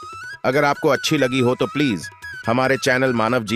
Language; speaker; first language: Hindi; native; Hindi